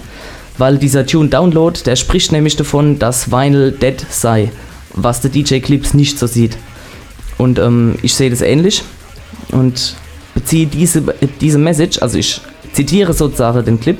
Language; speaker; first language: German; native; German